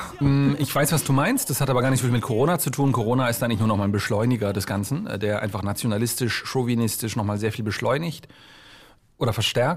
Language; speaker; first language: German; native; German